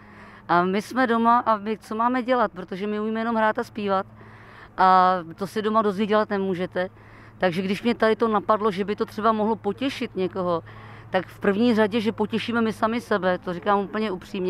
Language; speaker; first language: Czech; native; Czech